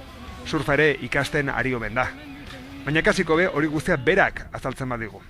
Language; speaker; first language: Basque; native; Basque